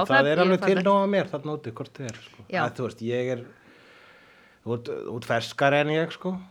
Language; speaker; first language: Icelandic; native; Icelandic